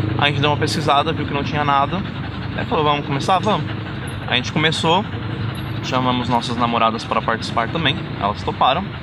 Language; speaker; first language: Portuguese; native; Portuguese